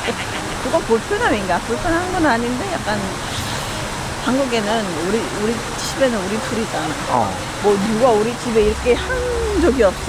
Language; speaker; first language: Korean; non-native, fluent; Filipino